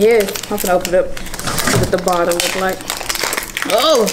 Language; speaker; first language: English; native; English